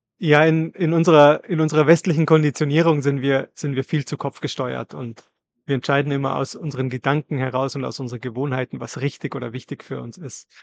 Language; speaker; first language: German; native; German